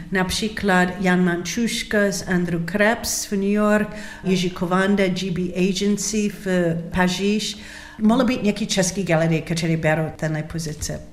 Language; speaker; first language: Czech; non-native, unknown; English